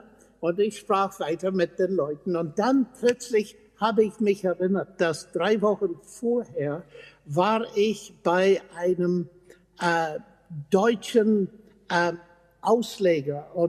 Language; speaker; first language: German; non-native, fluent; English